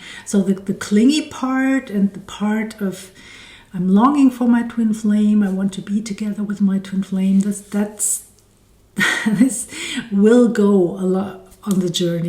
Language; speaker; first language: English; non-native, fluent; German